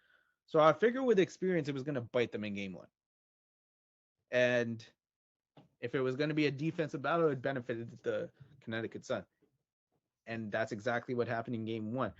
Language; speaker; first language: English; native; English